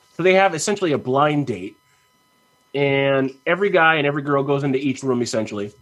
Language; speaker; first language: English; native; English